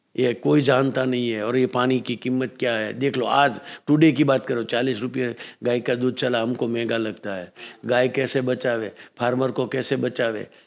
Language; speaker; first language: Hindi; non-native, local second language; Gujarati